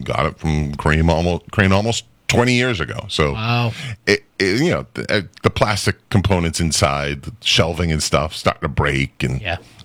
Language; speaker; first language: English; native; English